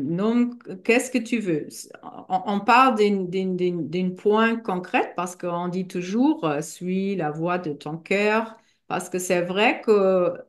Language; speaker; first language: French; non-native, fluent; German